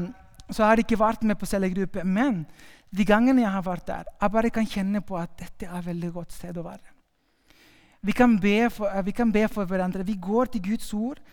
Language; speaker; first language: Norwegian; non-native, fluent; Spanish